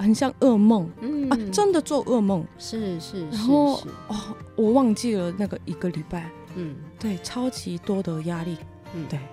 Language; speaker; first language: Chinese; non-native, fluent; Korean